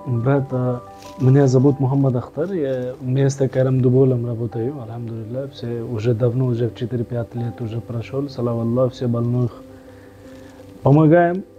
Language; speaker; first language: Russian; non-native, learner; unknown